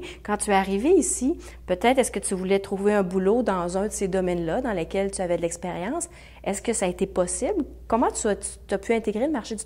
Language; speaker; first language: French; native; French